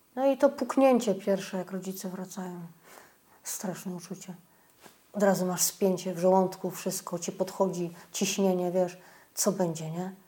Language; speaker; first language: Polish; native; Polish